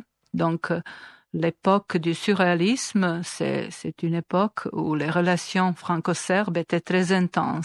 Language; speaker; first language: French; non-native, fluent; Serbian